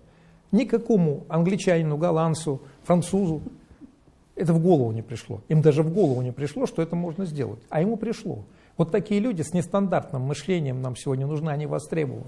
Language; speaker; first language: Russian; native; Russian